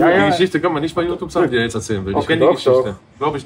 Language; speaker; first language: German; native; German